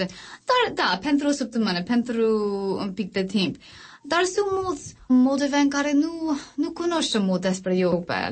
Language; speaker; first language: Romanian; non-native, learner; English